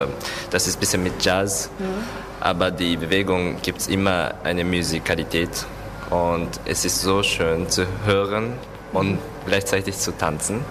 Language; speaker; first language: German; non-native, learner; Japanese